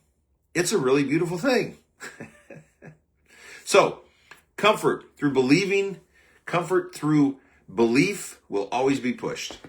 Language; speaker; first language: English; native; English